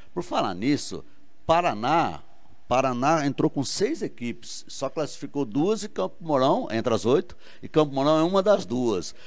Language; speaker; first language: Portuguese; native; Portuguese